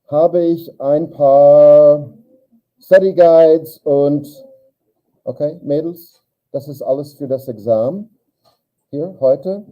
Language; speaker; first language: German; non-native, learner; English